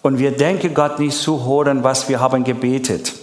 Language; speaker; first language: German; non-native, learner; Persian